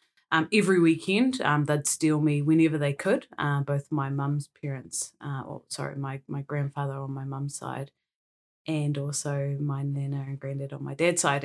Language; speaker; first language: English; native; English